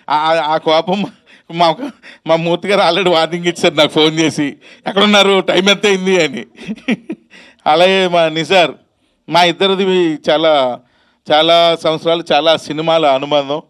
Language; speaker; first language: Telugu; native; Telugu